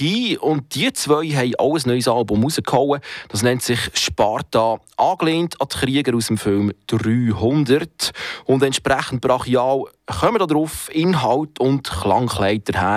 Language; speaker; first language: German; native; German